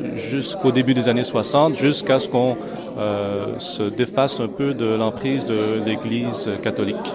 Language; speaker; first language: French; native; French